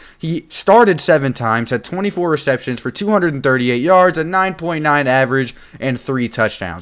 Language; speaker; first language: English; native; English